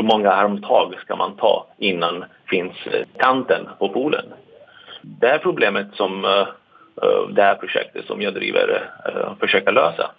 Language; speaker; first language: Swedish; non-native, fluent; Italian